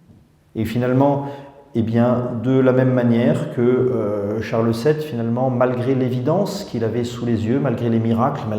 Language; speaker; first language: French; native; French